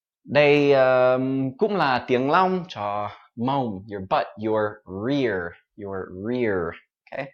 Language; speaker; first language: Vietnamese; non-native, fluent; English